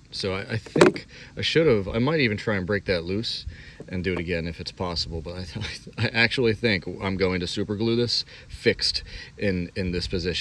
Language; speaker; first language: English; native; English